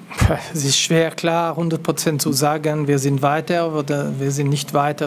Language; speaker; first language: German; non-native, local second language; French